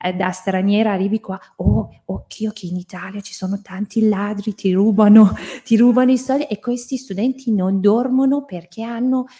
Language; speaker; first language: Italian; non-native, fluent; Persian